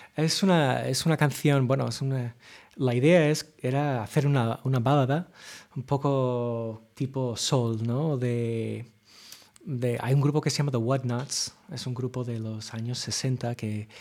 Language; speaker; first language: Spanish; non-native, fluent; English